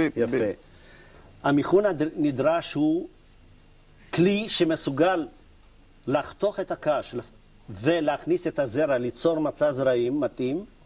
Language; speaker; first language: Hebrew; native; Hebrew